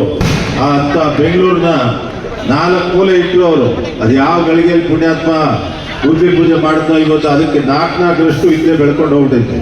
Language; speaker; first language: Kannada; native; Kannada